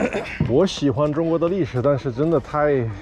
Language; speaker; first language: Chinese; non-native, learner; English